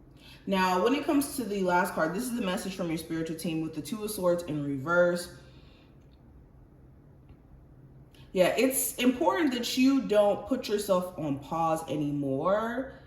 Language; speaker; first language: English; native; English